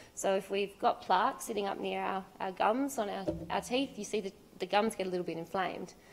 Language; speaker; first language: English; native; English